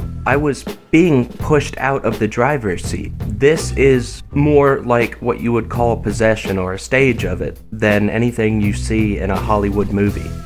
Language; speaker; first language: English; native; English